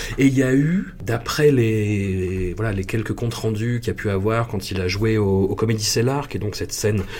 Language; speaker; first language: French; native; French